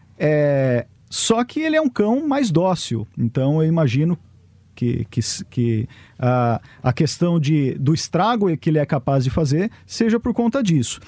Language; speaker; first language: Portuguese; native; Portuguese